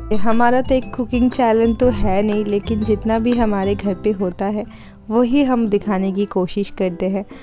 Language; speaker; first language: Hindi; non-native, local second language; Bangla